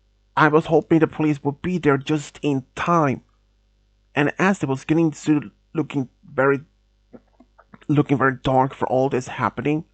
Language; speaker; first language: English; non-native, fluent; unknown